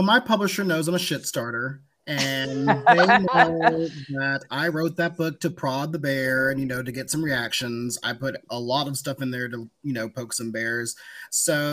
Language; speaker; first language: English; native; English